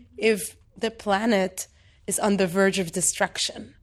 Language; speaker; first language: English; non-native, fluent; Arabic